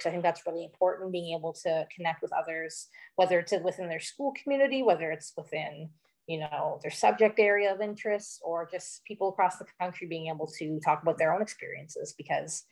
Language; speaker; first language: English; native; English